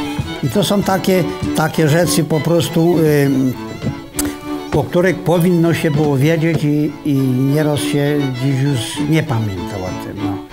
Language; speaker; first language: Polish; native; Polish